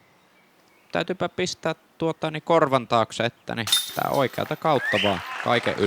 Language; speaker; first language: Finnish; native; Finnish